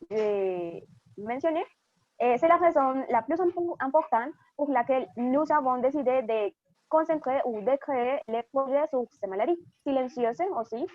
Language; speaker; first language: French; non-native, fluent; Spanish